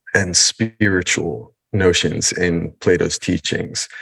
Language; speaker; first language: English; early bilingual, other home language; Spanish